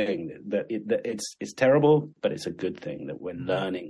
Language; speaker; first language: English; native; English